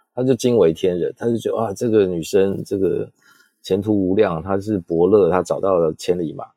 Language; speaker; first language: Chinese; native; Chinese